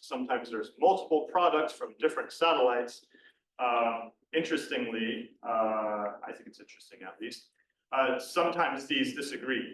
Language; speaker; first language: English; native; English